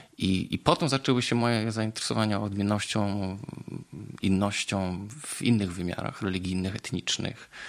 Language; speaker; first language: Polish; native; Polish